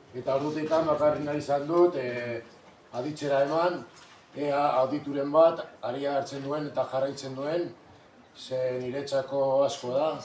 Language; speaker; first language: Basque; non-native, local second language; Spanish